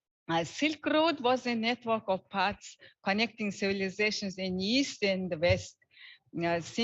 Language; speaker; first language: English; non-native, learner; Mongolian